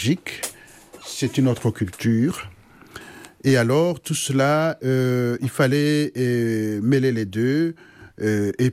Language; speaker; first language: French; non-native, local second language; Kinyarwanda